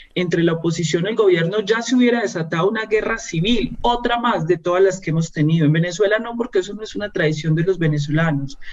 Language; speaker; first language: Spanish; native; Spanish